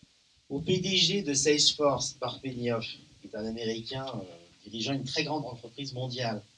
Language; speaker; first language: French; native; French